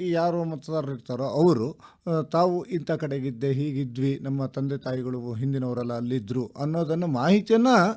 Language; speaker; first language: Kannada; native; Kannada